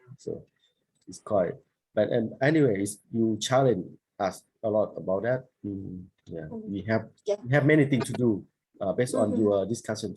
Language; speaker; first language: English; non-native, learner; Thai